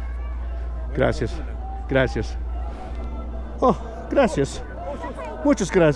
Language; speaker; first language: Spanish; non-native, learner; English